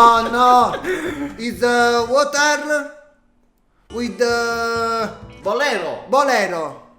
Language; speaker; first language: English; non-native, learner; Italian